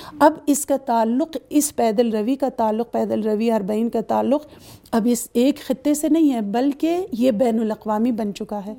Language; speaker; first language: Urdu; native; Urdu